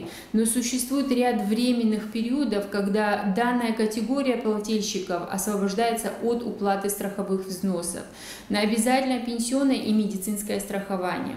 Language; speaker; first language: Russian; native; Russian